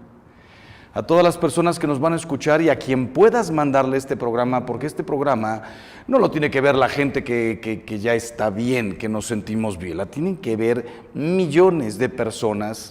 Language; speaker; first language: Spanish; native; Spanish